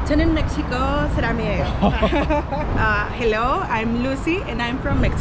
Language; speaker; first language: English; non-native, learner; Spanish